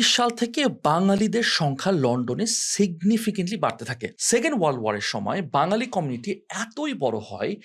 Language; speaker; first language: Bangla; non-native, local second language; Sylheti